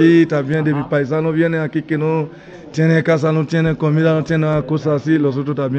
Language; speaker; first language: Spanish; non-native, learner; Bini